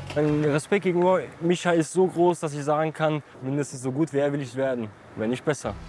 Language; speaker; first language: German; native; German